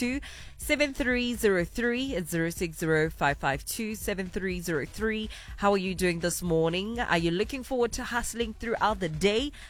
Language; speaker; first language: English; non-native, local second language; Venda